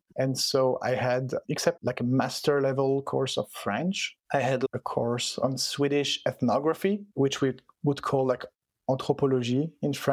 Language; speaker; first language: English; non-native, fluent; French